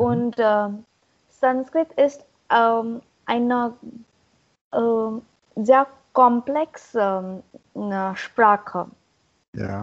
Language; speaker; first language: German; non-native, learner; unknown